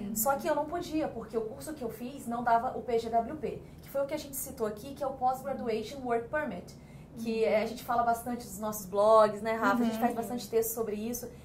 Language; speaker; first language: Portuguese; native; Portuguese